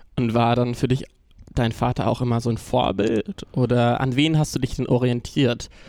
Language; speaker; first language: German; native; German